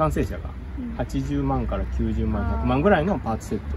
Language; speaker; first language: Japanese; native; Japanese